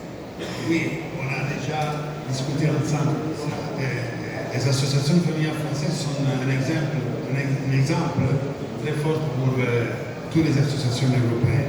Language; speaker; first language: French; non-native, fluent; Italian